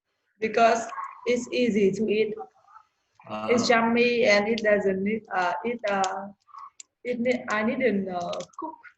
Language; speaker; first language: English; non-native, learner; Vietnamese